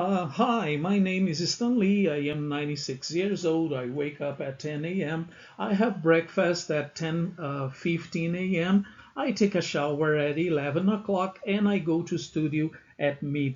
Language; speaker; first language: English; non-native, learner; Portuguese